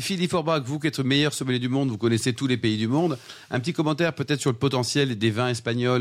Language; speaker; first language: French; native; French